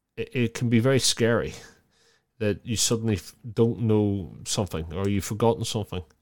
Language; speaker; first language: English; native; English